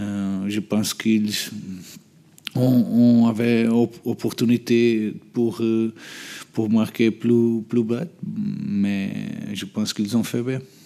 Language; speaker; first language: French; non-native, learner; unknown